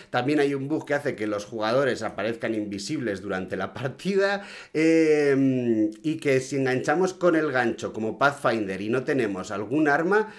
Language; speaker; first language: Spanish; native; Spanish